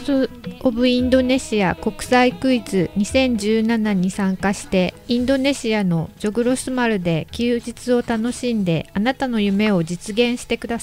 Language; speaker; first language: Japanese; non-native, fluent; Indonesian